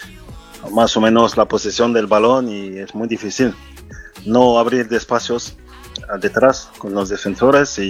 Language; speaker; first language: Spanish; non-native, fluent; French